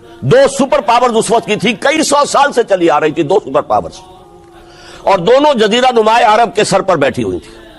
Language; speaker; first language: Urdu; native; Urdu